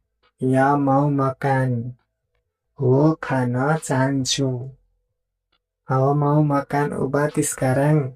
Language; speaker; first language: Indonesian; non-native, fluent; Nepali